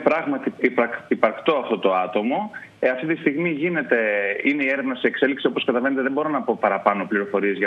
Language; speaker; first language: Greek; native; Greek